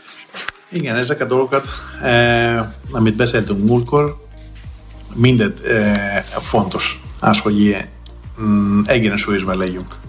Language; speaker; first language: Hungarian; non-native, fluent; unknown